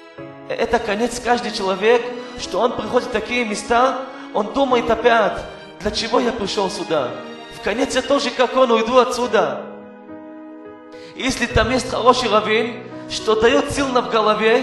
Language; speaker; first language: Russian; non-native, learner; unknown